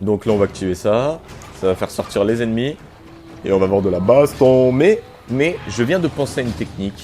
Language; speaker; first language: French; native; French